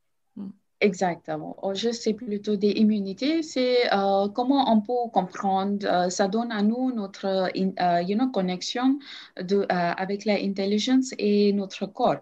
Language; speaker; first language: French; non-native, learner; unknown